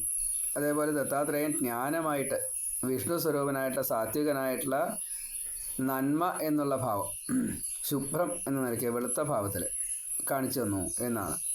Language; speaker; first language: Malayalam; native; Malayalam